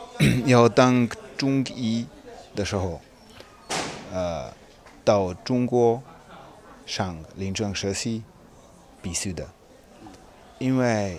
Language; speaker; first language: Chinese; non-native, fluent; Hungarian